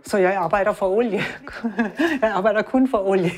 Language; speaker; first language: Danish; non-native, learner; German